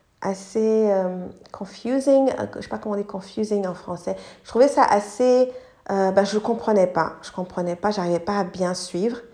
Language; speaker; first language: French; non-native, local second language; English